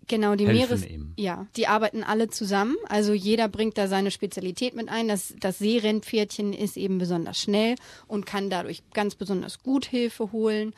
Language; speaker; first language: German; native; German